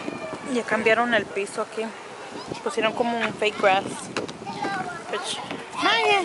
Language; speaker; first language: Spanish; early bilingual, heritage; Spanish